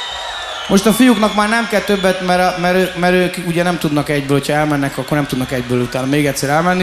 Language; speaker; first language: Hungarian; native; Hungarian